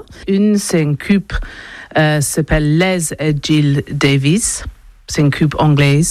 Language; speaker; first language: French; non-native, learner; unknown